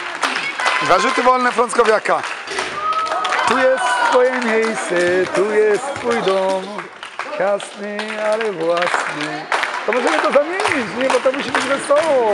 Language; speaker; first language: Polish; native; Polish